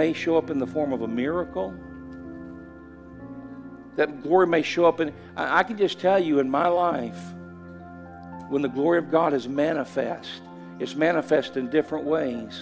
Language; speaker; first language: English; native; English